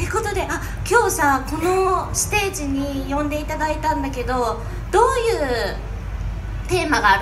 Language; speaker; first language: Japanese; native; Japanese